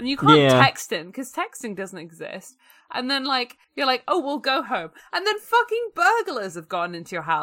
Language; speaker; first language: English; native; English